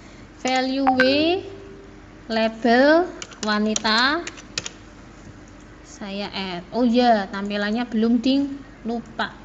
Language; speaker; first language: Indonesian; native; Indonesian